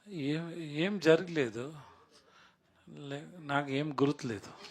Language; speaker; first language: Telugu; non-native, learner; Tamil